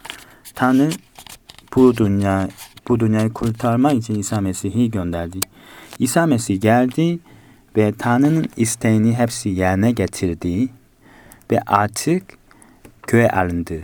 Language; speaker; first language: Turkish; non-native, fluent; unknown